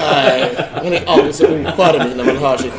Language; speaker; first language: Swedish; native; Swedish